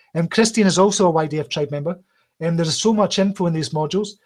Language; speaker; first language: English; native; English